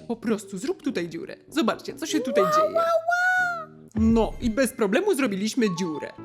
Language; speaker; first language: Polish; non-native, fluent; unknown